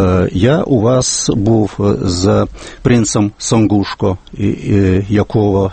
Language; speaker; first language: Ukrainian; non-native, fluent; Lithuanian